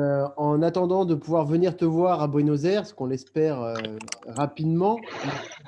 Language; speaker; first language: French; native; French